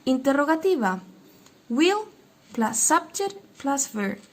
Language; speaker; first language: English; non-native, fluent; Spanish